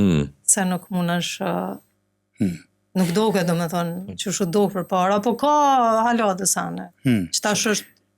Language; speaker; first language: Albanian; native; Albanian